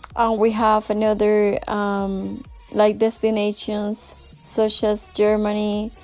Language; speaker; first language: English; non-native, fluent; Spanish